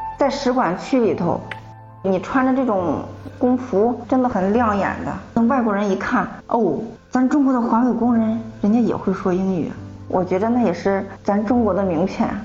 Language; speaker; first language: Chinese; native; Chinese